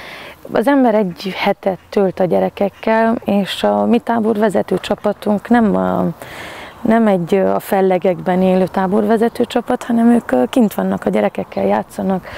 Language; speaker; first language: Hungarian; native; Hungarian